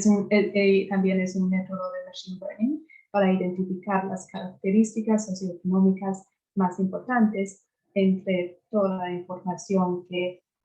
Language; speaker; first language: Spanish; non-native, fluent; English